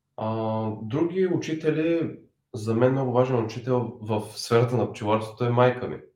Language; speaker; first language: Bulgarian; native; Bulgarian